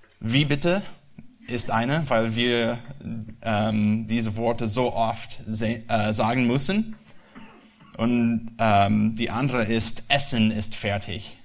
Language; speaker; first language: German; non-native, learner; English